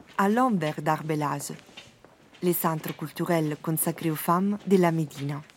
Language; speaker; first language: French; non-native, fluent; Italian